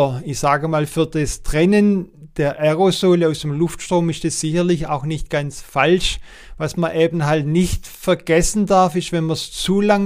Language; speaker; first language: German; native; German